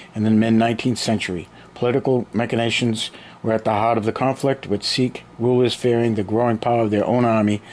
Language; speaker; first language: English; native; English